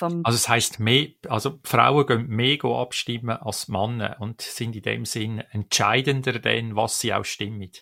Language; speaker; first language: German; native; German